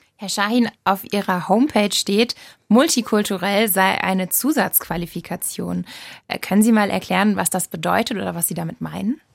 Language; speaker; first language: German; native; German